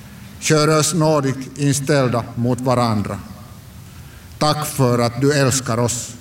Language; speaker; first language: Swedish; non-native, local second language; Finnish